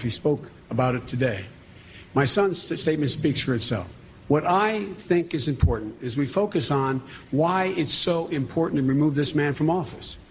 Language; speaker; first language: English; native; English